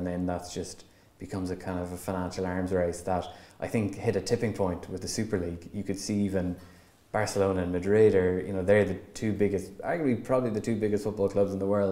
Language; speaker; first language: English; native; English